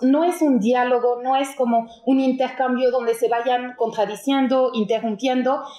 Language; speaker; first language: Spanish; native; Spanish